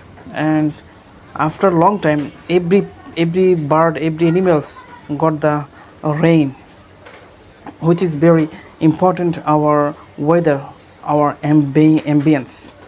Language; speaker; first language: English; non-native, learner; Bangla